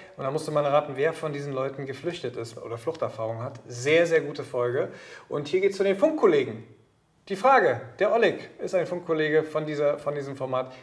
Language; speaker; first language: German; early bilingual, other home language; Russian